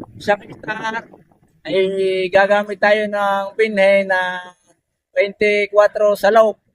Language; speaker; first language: Filipino; native; Filipino